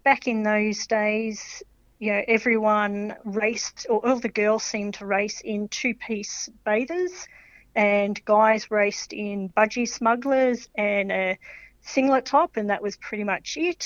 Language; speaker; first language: English; native; English